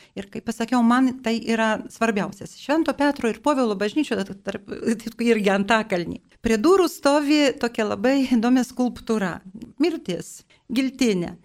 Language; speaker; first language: Lithuanian; non-native, local second language; Polish